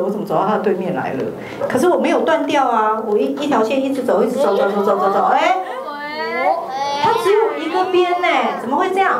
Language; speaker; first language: Chinese; native; Chinese